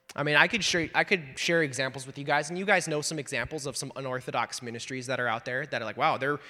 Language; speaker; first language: English; native; English